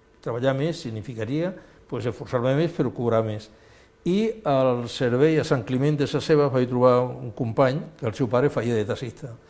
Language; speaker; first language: Catalan; non-native, local second language; Spanish